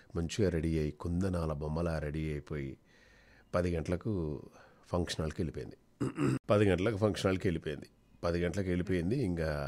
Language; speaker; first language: Telugu; native; Telugu